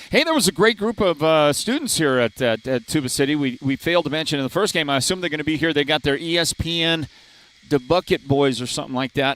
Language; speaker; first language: English; native; English